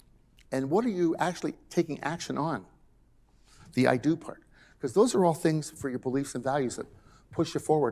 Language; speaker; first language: English; native; English